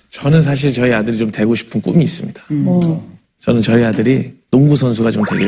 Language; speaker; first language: Korean; native; Korean